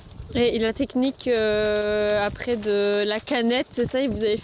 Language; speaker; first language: French; native; French